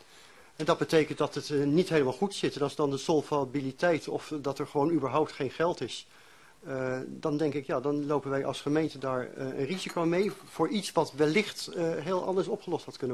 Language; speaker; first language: Dutch; native; Dutch